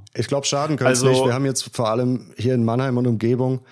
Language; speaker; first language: German; native; German